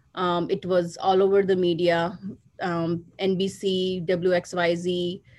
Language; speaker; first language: English; non-native, local second language; Hindi